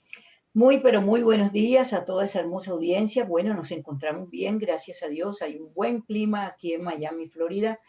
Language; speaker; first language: Spanish; native; Spanish